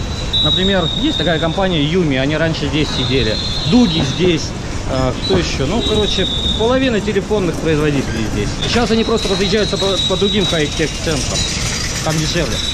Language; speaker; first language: Russian; native; Russian